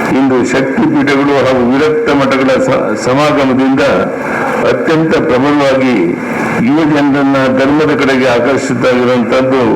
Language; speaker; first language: Kannada; native; Kannada